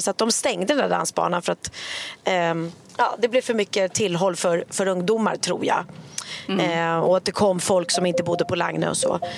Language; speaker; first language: Swedish; native; Swedish